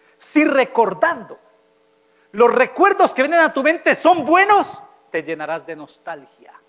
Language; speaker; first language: Spanish; native; Spanish